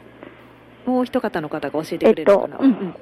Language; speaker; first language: Japanese; native; Japanese